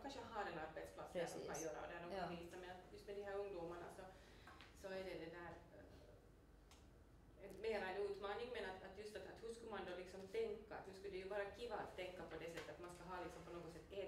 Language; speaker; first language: Swedish; native; Swedish